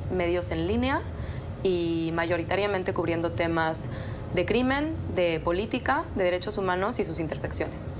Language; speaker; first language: Spanish; native; Spanish